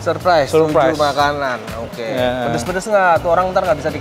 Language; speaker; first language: Indonesian; native; Indonesian